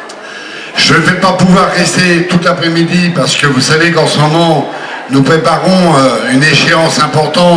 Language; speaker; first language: French; native; French